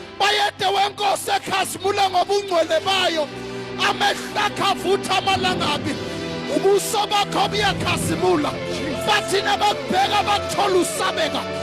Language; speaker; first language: Zulu; non-native, local second language; Swati